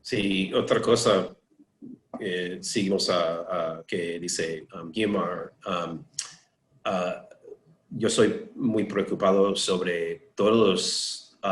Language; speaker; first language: Spanish; non-native, learner; English